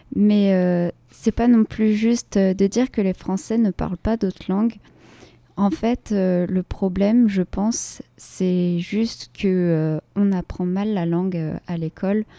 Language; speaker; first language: French; native; French